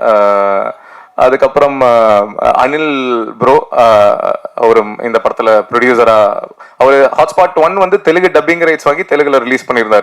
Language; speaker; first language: Tamil; native; Tamil